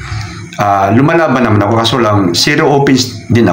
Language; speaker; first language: Filipino; non-native, local second language; Cebuano